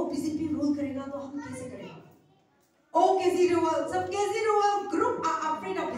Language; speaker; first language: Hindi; non-native, local second language; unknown